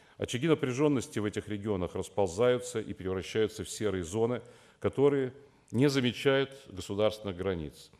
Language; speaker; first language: Russian; native; Russian